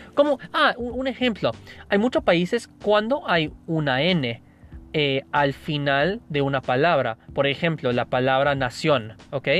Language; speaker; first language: Spanish; non-native, fluent; English